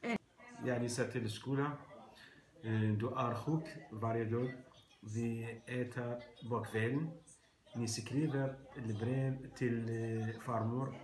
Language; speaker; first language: Swedish; non-native, learner; Arabic